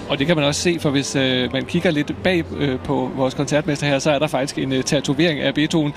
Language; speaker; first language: Danish; native; Danish